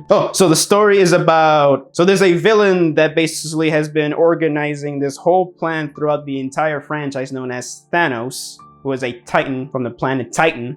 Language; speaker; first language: English; native; English